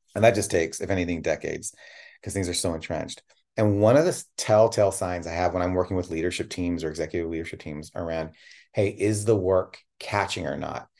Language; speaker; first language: English; native; English